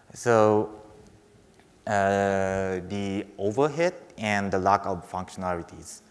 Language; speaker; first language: English; non-native, fluent; Japanese